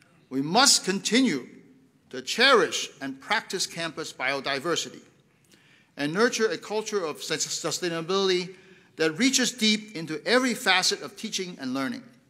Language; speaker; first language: English; non-native, local second language; Cantonese